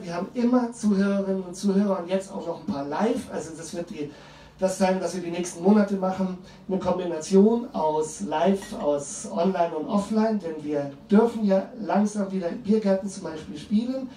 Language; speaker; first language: German; native; German